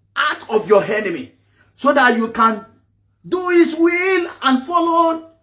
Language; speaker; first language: English; non-native, local second language; Yoruba